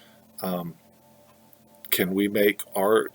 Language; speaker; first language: English; native; English